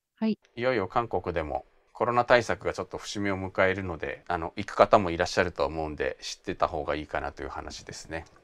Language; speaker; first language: Japanese; native; Japanese